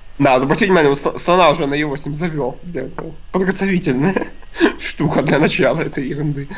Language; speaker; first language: Russian; native; Russian